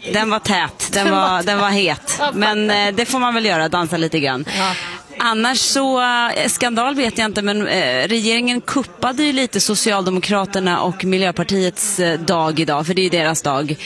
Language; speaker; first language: Swedish; native; Swedish